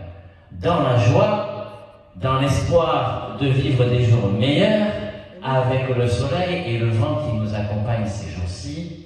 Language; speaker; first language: French; native; French